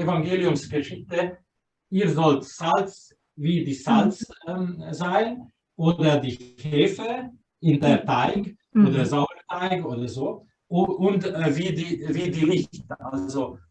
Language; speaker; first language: German; non-native, fluent; Croatian